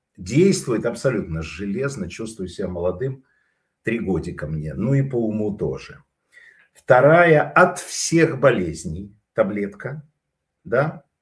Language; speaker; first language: Russian; native; Russian